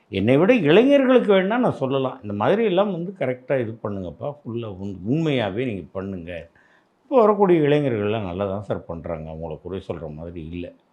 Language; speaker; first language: Tamil; native; Tamil